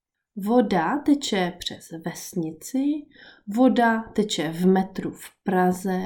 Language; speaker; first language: Czech; native; Czech